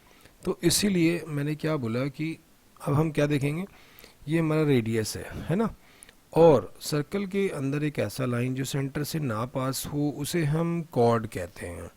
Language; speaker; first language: Hindi; native; Hindi